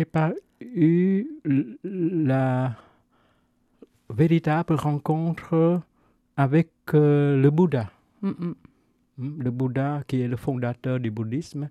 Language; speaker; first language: French; non-native, fluent; Vietnamese